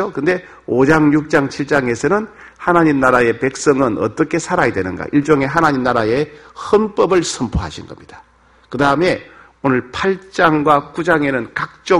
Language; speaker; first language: Korean; native; Korean